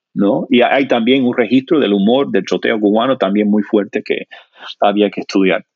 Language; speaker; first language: Spanish; non-native, fluent; English